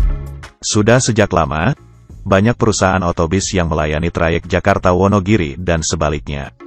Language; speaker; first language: Indonesian; native; Indonesian